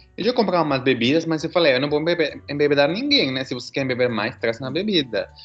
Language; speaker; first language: Portuguese; non-native, fluent; Spanish